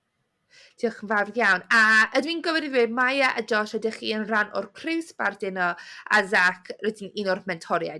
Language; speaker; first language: Welsh; native; Welsh